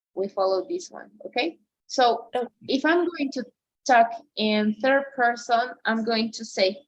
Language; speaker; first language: English; non-native, fluent; Spanish